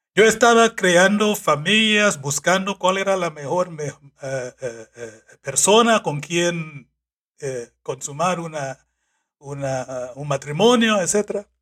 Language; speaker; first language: Spanish; non-native, fluent; English